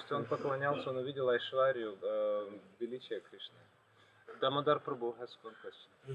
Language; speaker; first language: Russian; native; Russian